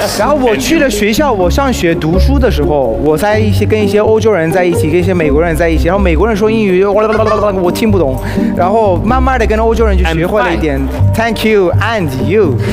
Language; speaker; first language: Chinese; non-native, fluent; Persian